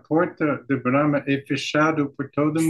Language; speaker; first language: Portuguese; non-native, learner; English